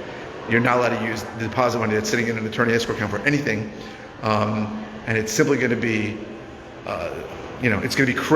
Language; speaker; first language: English; native; English